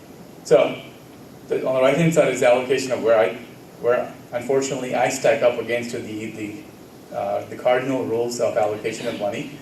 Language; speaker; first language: English; early bilingual, other home language; Gujarati